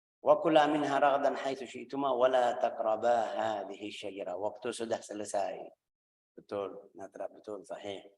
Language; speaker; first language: Indonesian; non-native, fluent; Arabic